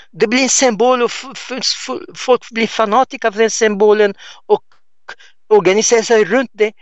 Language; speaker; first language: Swedish; non-native, fluent; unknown